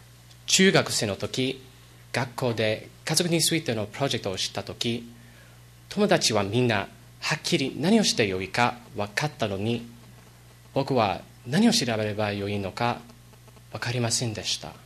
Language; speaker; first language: Japanese; non-native, learner; English